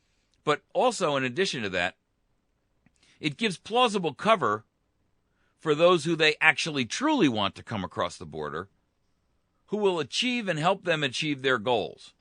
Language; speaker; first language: English; native; English